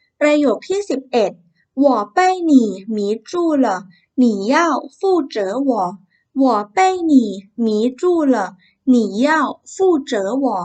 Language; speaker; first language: Chinese; non-native, fluent; Thai